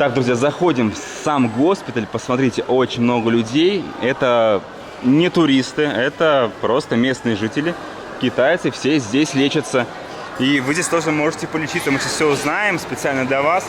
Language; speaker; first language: Russian; native; Russian